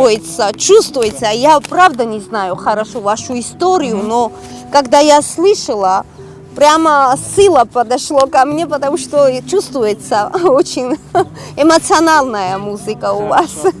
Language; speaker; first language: Russian; non-native, fluent; Georgian